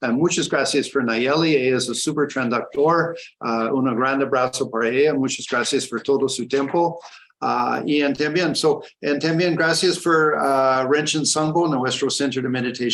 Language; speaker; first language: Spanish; non-native, learner; English